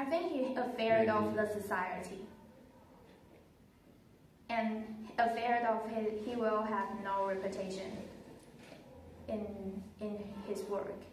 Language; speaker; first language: English; non-native, learner; Chinese